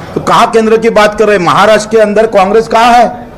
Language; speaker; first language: Hindi; non-native, local second language; Marathi